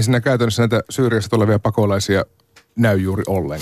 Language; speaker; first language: Finnish; native; Finnish